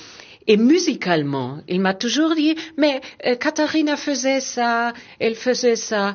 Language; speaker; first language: French; non-native, fluent; German